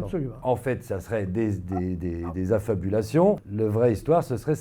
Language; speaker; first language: French; native; French